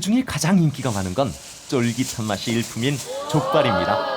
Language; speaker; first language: Korean; native; Korean